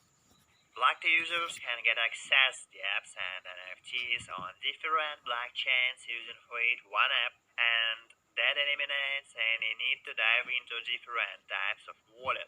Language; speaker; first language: English; non-native, learner; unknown